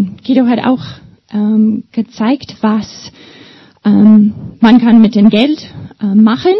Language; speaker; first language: German; non-native, learner; English